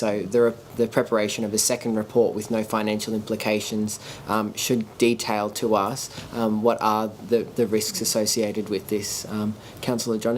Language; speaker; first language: English; native; English